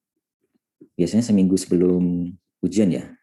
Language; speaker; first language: Indonesian; native; Indonesian